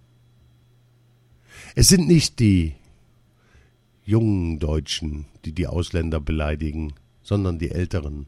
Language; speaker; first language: German; early bilingual, other home language; Arabic